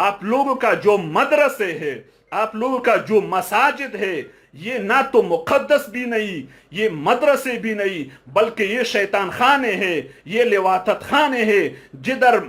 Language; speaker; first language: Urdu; non-native, fluent; Pashto